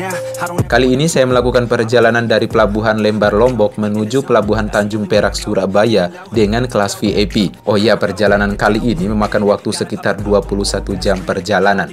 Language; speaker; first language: Indonesian; native; Indonesian